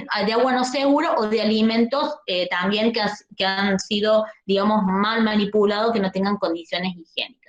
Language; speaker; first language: Spanish; native; Spanish